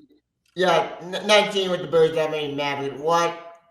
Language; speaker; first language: English; native; English